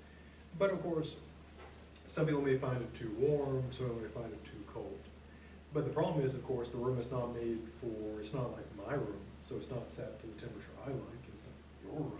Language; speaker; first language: English; native; English